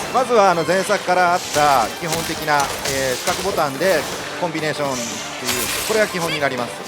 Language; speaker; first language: Japanese; native; Japanese